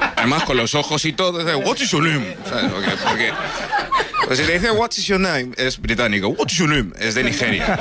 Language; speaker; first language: Spanish; early bilingual, other home language; English